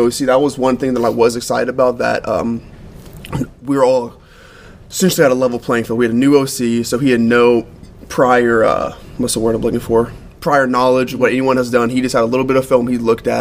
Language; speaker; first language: English; native; English